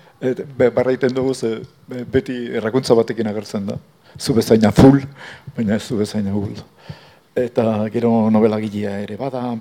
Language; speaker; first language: Basque; native; Basque